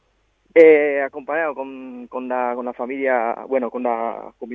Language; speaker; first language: Spanish; non-native, learner; Japanese